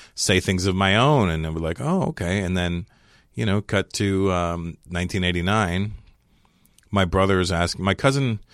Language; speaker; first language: English; native; English